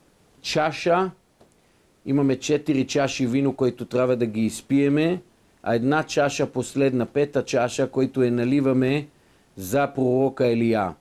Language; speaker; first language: Bulgarian; non-native, fluent; Hebrew